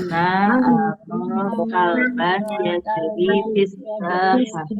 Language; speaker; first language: Arabic; non-native, learner; Indonesian